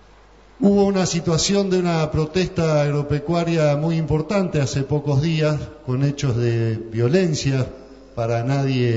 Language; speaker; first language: Spanish; native; Spanish